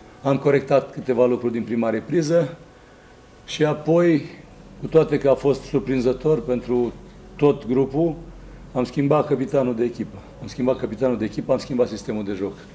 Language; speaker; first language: Romanian; native; Romanian